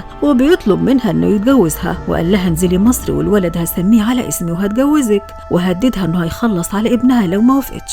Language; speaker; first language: Arabic; native; Arabic